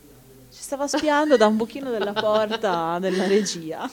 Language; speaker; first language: Italian; native; Italian